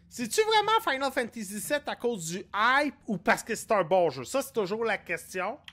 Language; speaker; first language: French; native; French